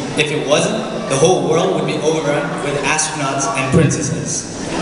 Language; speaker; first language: English; non-native, local second language; Nepali